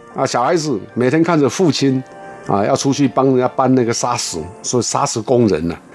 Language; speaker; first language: Chinese; non-native, local second language; Min Nan Chinese